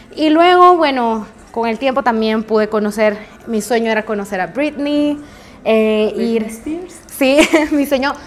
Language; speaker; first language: Spanish; native; Spanish